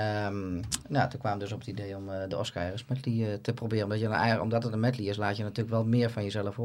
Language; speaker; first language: Dutch; native; Dutch